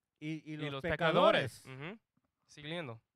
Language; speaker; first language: Spanish; non-native, learner; English